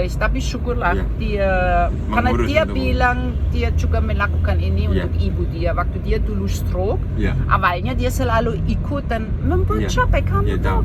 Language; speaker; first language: Indonesian; non-native, fluent; German